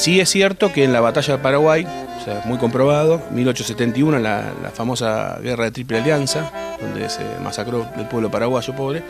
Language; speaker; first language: Spanish; native; Spanish